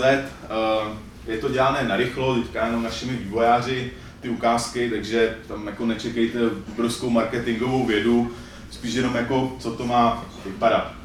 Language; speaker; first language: Czech; native; Czech